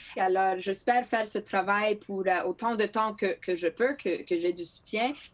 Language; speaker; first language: French; non-native, local second language; Greek